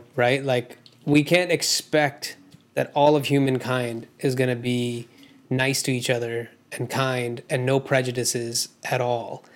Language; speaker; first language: English; non-native, local second language; Hindi